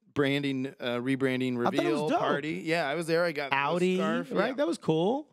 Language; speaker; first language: English; native; English